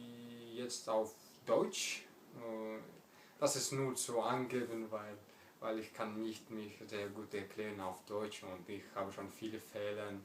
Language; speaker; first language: German; non-native, learner; Kazakh